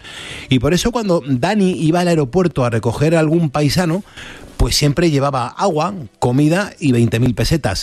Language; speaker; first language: Spanish; native; Spanish